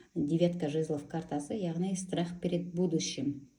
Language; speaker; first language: Russian; non-native, local second language; Kazakh